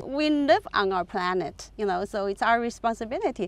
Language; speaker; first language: English; non-native, fluent; Chinese